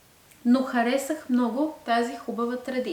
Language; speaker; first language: Bulgarian; non-native, fluent; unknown